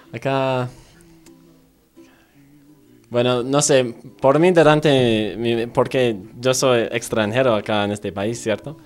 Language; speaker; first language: Spanish; non-native, fluent; English